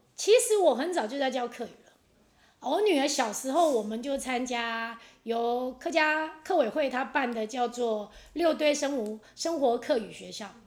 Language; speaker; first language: Chinese; non-native, local second language; Hakka Chinese